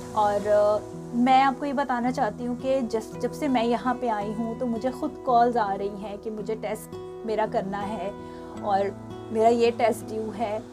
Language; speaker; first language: Urdu; non-native, local second language; Punjabi